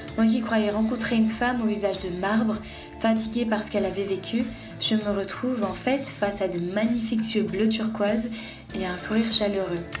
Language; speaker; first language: French; native; French